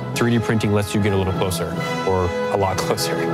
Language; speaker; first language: English; native; English